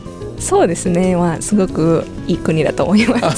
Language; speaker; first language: Japanese; non-native, fluent; Indonesian